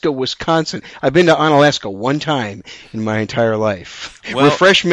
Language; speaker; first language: English; native; English